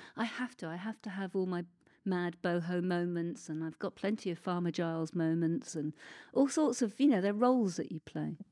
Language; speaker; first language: English; native; English